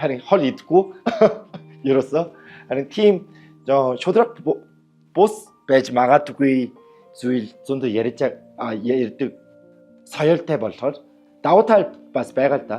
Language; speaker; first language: Mongolian; non-native, learner; Korean